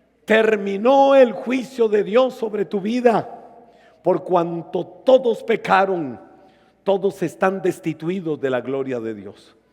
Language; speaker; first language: Spanish; native; Spanish